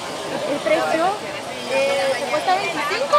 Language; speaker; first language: Spanish; non-native, learner; Romanian